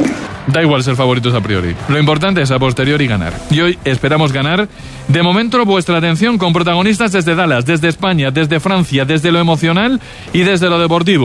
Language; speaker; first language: Spanish; native; Spanish